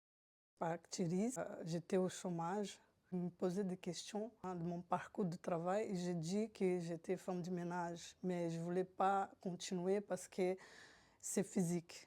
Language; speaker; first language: French; non-native, fluent; Portuguese